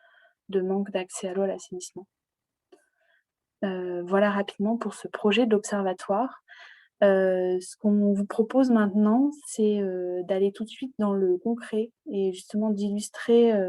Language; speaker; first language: French; native; French